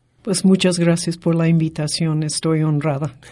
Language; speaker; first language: Spanish; non-native, fluent; English